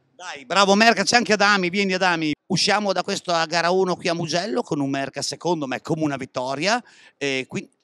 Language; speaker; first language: Italian; native; Italian